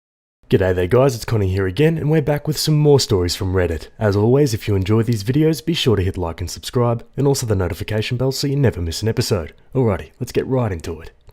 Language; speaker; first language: English; native; English